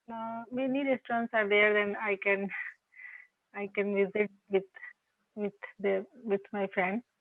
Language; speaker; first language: English; non-native, local second language; Hindi